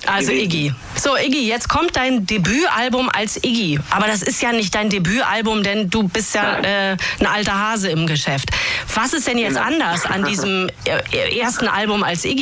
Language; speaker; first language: German; native; German